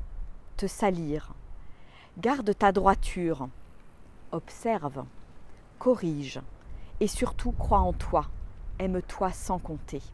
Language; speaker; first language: French; native; French